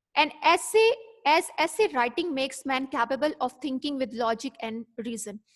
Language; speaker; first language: English; non-native, local second language; Urdu